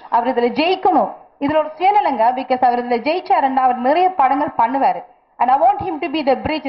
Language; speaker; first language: Tamil; native; Tamil